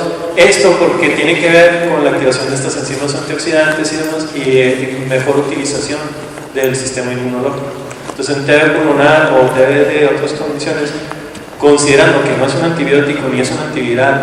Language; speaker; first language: Spanish; native; Spanish